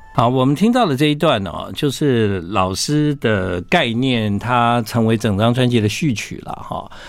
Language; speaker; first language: Chinese; native; Chinese